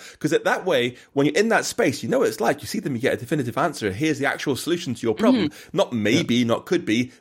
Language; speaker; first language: English; native; English